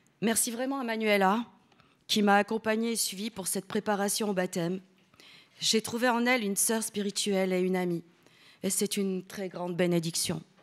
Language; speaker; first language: French; early bilingual, other home language; Italian